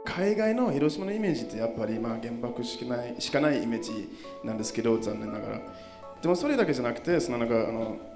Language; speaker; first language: Japanese; non-native, fluent; German